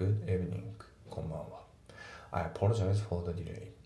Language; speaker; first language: English; non-native, fluent; Japanese